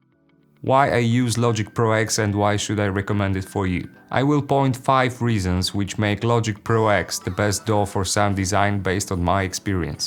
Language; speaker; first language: English; non-native, fluent; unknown